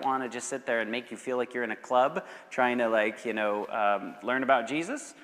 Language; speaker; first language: English; native; English